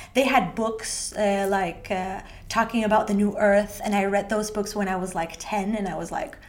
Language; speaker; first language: English; non-native, fluent; Spanish